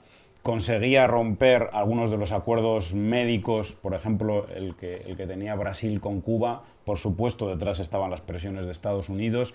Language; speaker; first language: Spanish; native; Spanish